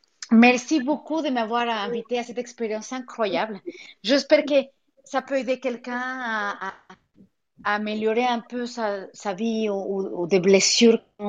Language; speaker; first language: French; non-native, fluent; Spanish